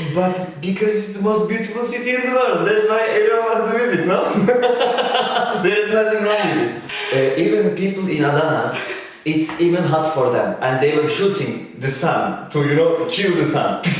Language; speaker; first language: English; non-native, learner; Turkish